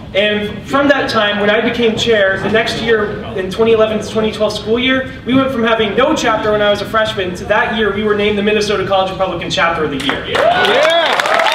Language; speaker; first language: English; native; English